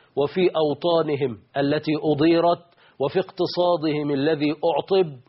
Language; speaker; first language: Arabic; native; Arabic